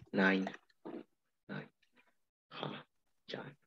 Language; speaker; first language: German; non-native, learner; Spanish